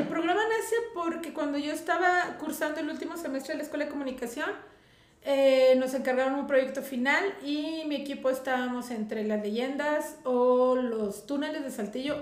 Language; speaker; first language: Spanish; native; Spanish